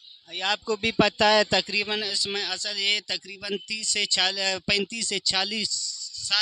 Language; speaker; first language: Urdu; non-native, local second language; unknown